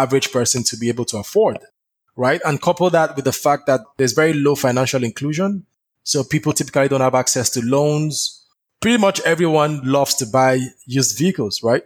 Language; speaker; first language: English; non-native, local second language; Yoruba